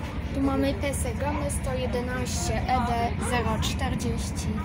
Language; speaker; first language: Polish; native; Polish